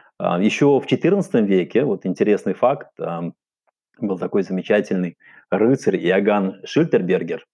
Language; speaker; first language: Russian; non-native, local second language; Uzbek